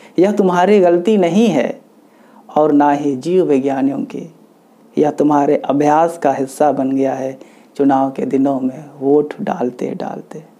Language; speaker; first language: Hindi; non-native, local second language; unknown